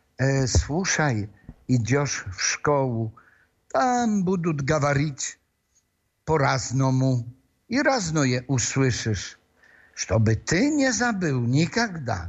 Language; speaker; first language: Russian; non-native, fluent; Polish